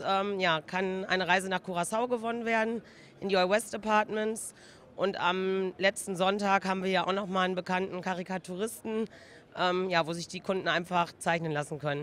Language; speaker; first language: German; native; German